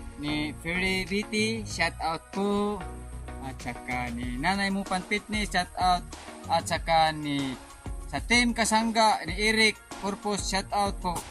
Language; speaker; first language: Filipino; non-native, local second language; Cebuano